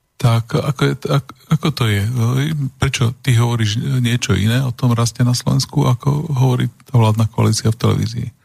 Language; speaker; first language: Slovak; native; Slovak